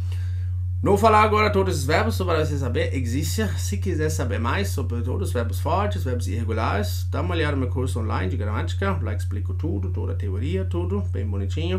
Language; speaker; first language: Portuguese; non-native, fluent; German